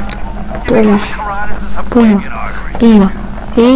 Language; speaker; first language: Spanish; native; Spanish